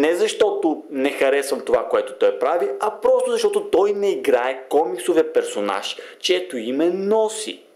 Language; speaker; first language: Bulgarian; native; Bulgarian